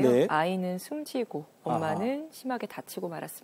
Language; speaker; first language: Korean; native; Korean